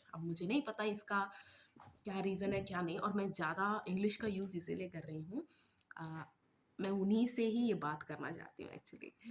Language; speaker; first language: Hindi; non-native, local second language; Malayalam